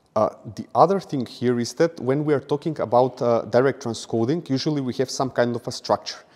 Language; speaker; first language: English; non-native, fluent; Macedonian